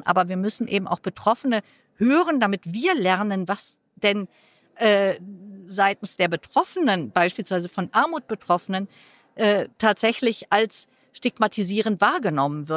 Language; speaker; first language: German; native; German